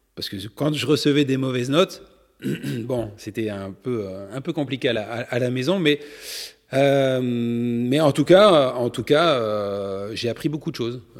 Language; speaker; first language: French; native; French